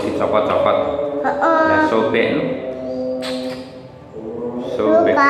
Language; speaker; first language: Indonesian; native; Indonesian